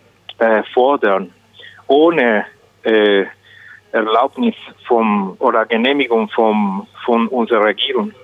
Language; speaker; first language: German; non-native, learner; Spanish